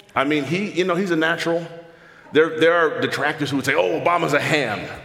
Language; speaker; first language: English; native; English